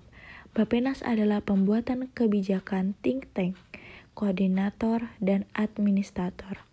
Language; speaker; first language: Indonesian; native; Indonesian